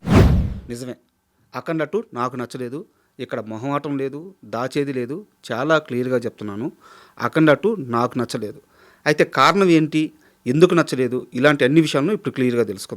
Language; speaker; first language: Telugu; native; Telugu